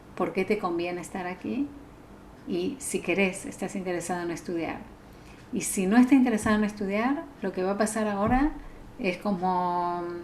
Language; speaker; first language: Spanish; native; Spanish